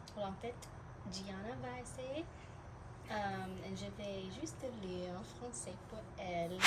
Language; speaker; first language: French; non-native, fluent; English